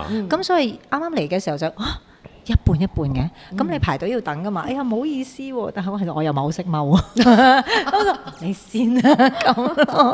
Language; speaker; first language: Cantonese; native; Cantonese